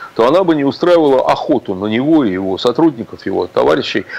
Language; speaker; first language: Russian; native; Russian